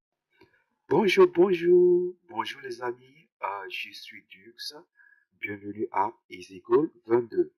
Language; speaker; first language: French; non-native, fluent; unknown